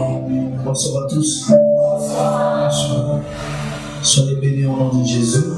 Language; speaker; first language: French; non-native, local second language; Lingala